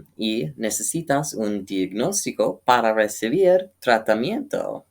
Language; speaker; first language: Spanish; non-native, learner; English